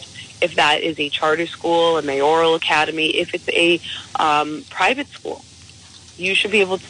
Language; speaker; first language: English; native; English